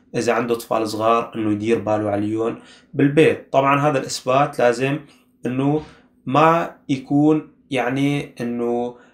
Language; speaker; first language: Arabic; native; Arabic